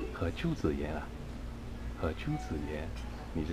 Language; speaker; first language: Chinese; non-native, fluent; English